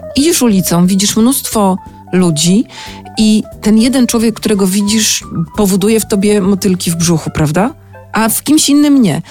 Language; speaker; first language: Polish; native; Polish